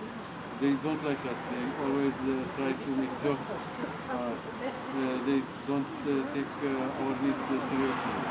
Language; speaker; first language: English; non-native, learner; Arabic